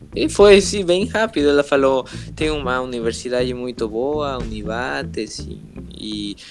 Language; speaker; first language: Portuguese; non-native, learner; Spanish